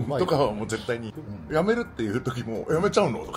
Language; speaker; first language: Japanese; native; Japanese